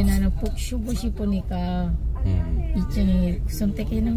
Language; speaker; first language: Korean; non-native, learner; Filipino